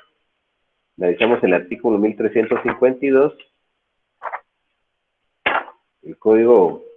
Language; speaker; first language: Spanish; native; Spanish